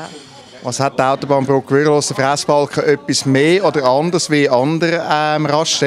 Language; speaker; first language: German; native; German